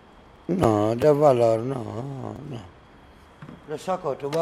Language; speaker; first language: Spanish; non-native, learner; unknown